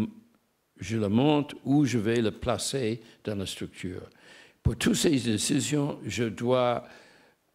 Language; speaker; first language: French; non-native, fluent; English